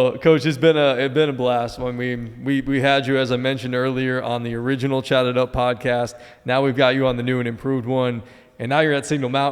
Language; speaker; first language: English; native; English